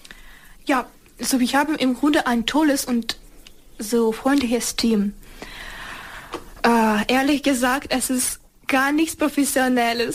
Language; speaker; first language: German; non-native, learner; Ukrainian